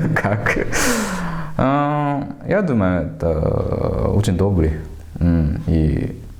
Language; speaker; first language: Russian; non-native, learner; Japanese